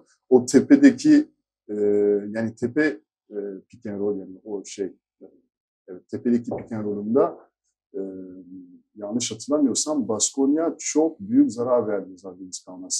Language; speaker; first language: Turkish; non-native, fluent; French